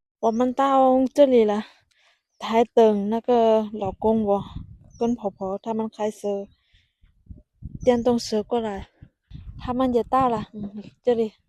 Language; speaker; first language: Chinese; non-native, fluent; Lao